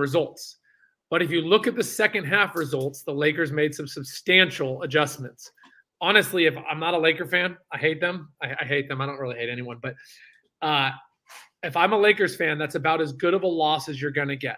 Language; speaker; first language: English; native; English